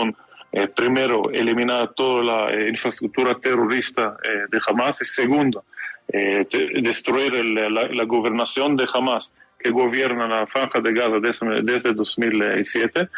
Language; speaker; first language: Spanish; non-native, fluent; Hebrew